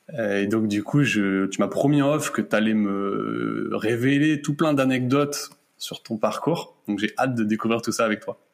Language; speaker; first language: French; native; French